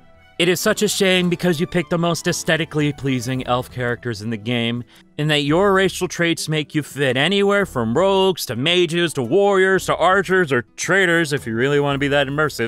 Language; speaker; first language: English; native; English